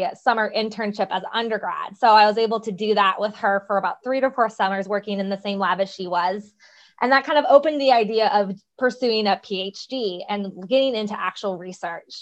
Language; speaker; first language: English; native; English